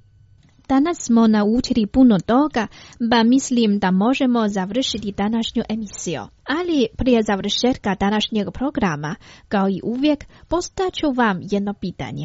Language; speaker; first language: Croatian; non-native, fluent; Chinese